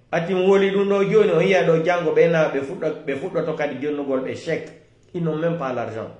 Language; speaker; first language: French; non-native, local second language; Fula